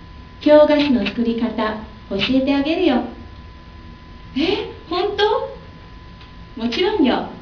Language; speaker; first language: Japanese; non-native, fluent; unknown